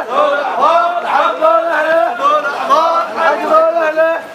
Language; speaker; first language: Arabic; native; Arabic